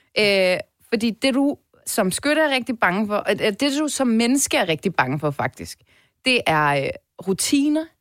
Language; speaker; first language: Danish; early bilingual, other home language; Persian